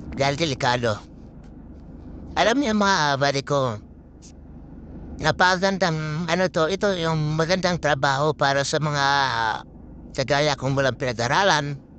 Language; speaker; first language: Filipino; non-native, local second language; Masbatenyo